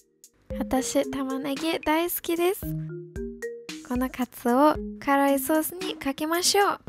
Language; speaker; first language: Japanese; non-native, fluent; English